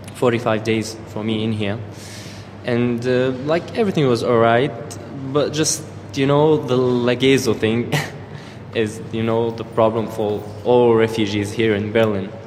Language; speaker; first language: English; non-native, fluent; Arabic